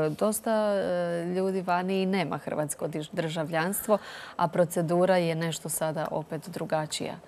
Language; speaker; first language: Croatian; native; Croatian